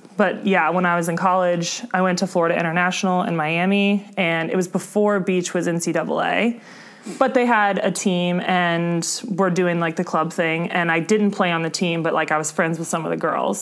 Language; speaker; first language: English; native; English